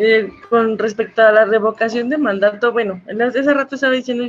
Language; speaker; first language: Spanish; native; Spanish